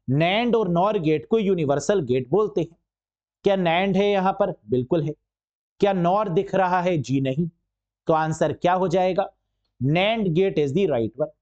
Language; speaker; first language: Hindi; native; Hindi